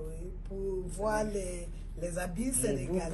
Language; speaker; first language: French; non-native, fluent; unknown